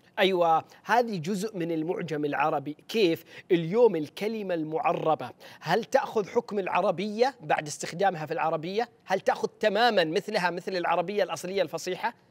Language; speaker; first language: Arabic; native; Arabic